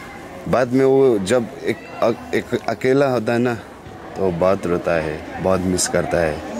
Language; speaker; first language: Hindi; non-native, learner; Nepali